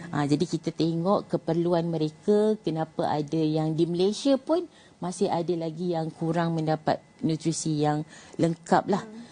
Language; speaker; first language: Malay; native; Malay